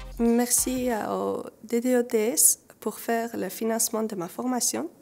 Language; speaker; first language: French; non-native, learner; Armenian